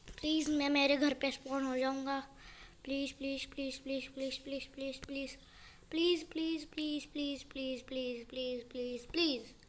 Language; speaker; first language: Hindi; non-native, local second language; Marathi